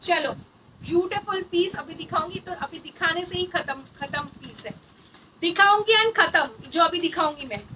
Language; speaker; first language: Hindi; non-native, local second language; Bangla